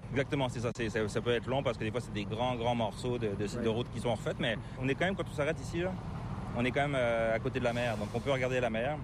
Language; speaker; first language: French; native; French